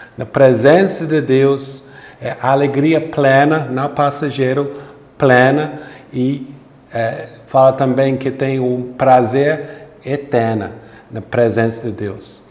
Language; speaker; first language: Portuguese; non-native, fluent; English